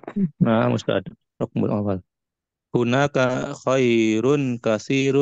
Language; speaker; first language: Arabic; non-native, learner; Indonesian